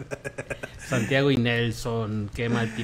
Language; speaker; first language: Spanish; native; Spanish